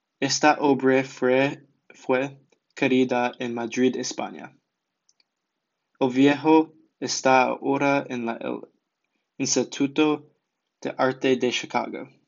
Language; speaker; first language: Spanish; non-native, learner; English